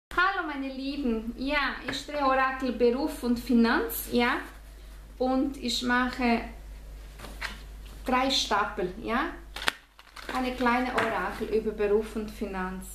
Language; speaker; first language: German; non-native, fluent; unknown